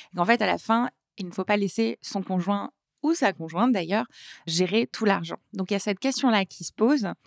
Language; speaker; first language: French; native; French